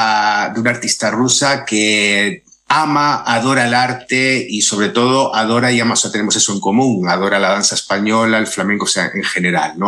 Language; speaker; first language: Spanish; native; Spanish